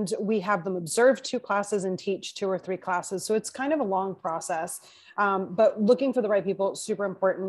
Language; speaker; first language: English; non-native, fluent; Spanish